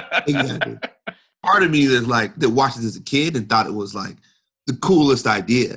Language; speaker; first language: English; native; English